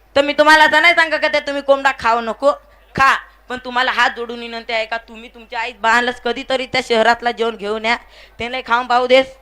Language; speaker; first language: Marathi; non-native, local second language; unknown